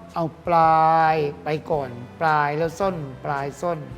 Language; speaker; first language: Thai; native; Thai